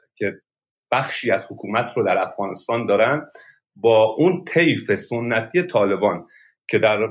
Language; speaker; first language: Persian; native; Persian